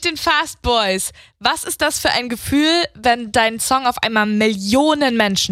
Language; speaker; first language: German; native; German